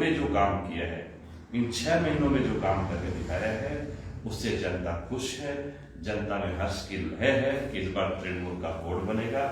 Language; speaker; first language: Hindi; non-native, local second language; Bangla